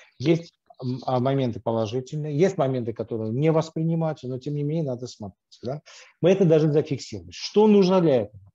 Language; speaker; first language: Russian; non-native, local second language; Armenian